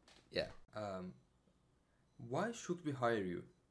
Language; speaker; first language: English; non-native, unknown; Turkish